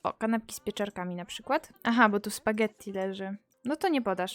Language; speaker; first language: Polish; native; Polish